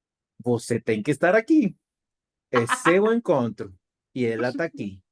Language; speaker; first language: Portuguese; non-native, fluent; Spanish